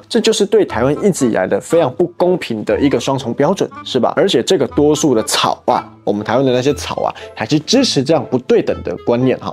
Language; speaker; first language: Chinese; native; Chinese